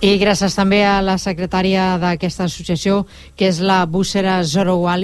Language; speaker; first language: Catalan; native; Catalan